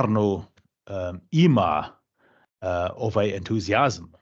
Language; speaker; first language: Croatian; non-native, fluent; English